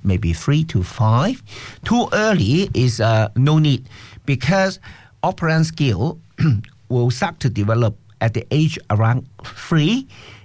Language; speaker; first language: English; non-native, local second language; Cantonese